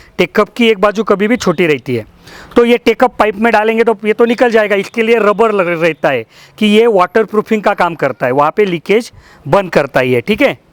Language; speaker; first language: Hindi; non-native, local second language; Marathi